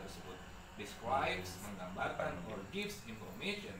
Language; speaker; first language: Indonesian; native; Indonesian